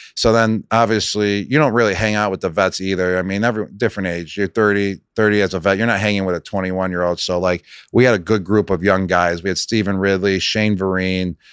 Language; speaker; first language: English; native; English